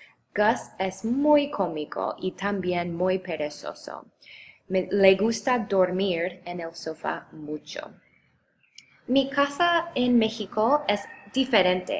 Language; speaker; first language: Spanish; non-native, fluent; English